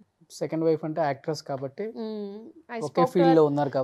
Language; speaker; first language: Telugu; native; Telugu